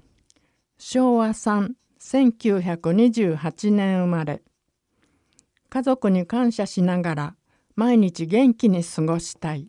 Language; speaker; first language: Japanese; native; Japanese